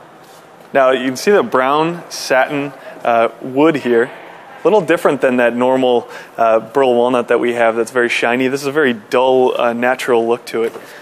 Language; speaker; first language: English; native; English